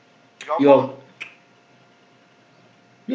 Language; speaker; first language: Turkish; non-native, learner; Indonesian